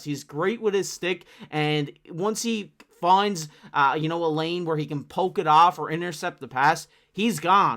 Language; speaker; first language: English; native; English